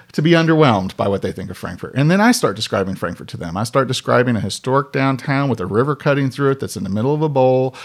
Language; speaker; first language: English; native; English